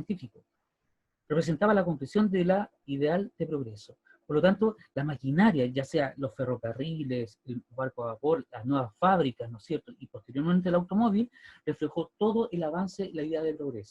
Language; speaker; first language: Spanish; native; Spanish